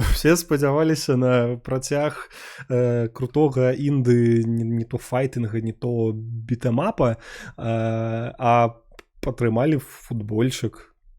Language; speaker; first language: Belarusian; non-native, local second language; Russian